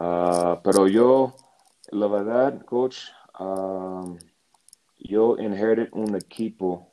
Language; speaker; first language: Spanish; non-native, learner; English